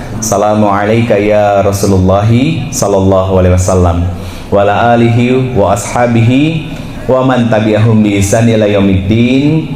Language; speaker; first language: Indonesian; native; Indonesian